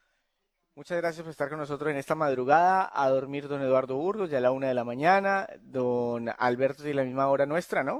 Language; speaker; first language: Spanish; native; Spanish